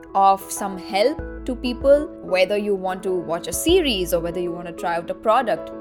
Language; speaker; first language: English; non-native, local second language; Marathi